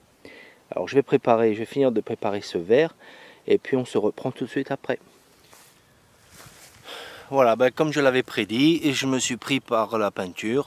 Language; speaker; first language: French; native; French